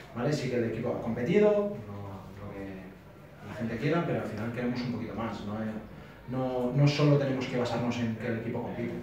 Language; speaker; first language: Spanish; native; Spanish